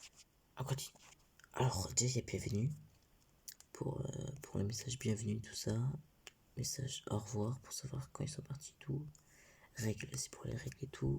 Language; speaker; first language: French; native; French